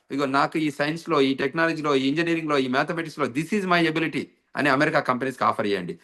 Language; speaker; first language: Telugu; native; Telugu